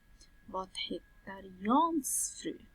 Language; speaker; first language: Swedish; non-native, fluent; Persian